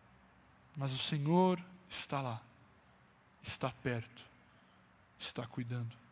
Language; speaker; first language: Portuguese; native; Portuguese